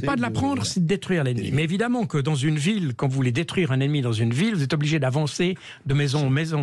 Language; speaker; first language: French; native; French